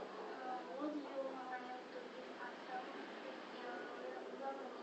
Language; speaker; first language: English; non-native, learner; Indonesian